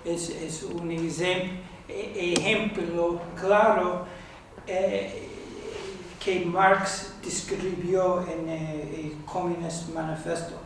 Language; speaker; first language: Spanish; non-native, fluent; English